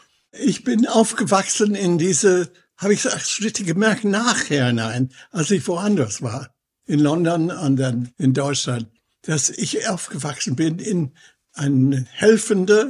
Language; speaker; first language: German; non-native, fluent; English